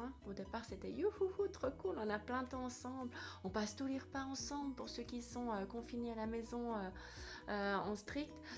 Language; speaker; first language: French; native; French